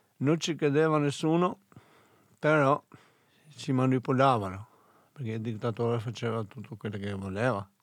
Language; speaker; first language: Italian; non-native, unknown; Albanian